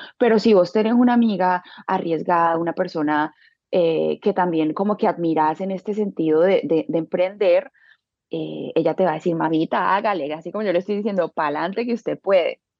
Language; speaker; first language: Spanish; native; Spanish